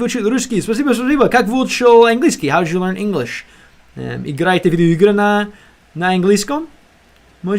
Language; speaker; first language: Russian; non-native, learner; English